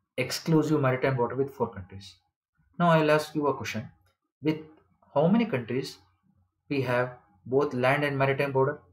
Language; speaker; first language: English; non-native, local second language; Kannada